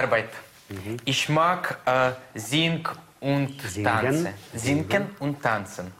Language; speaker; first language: German; non-native, learner; Russian